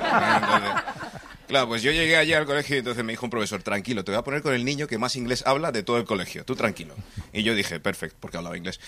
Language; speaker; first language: Spanish; early bilingual, other home language; English